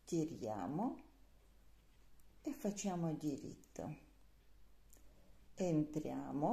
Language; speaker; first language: Italian; non-native, learner; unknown